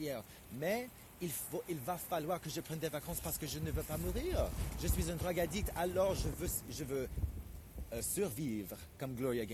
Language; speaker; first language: French; non-native, fluent; English